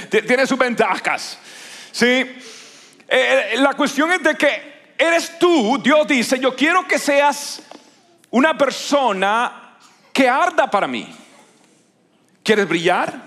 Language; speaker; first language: Spanish; native; Spanish